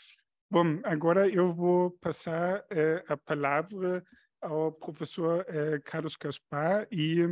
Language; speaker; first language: Portuguese; non-native, fluent; German